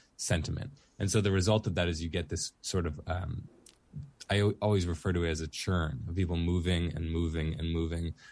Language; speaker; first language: English; native; English